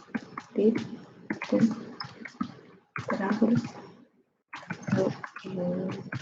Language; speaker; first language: English; non-native, learner; Spanish